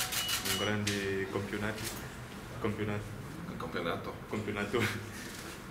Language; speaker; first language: Italian; non-native, learner; French